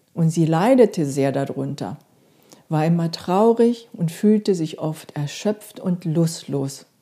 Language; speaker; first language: German; non-native, fluent; Korean